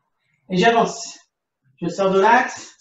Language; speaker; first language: French; native; French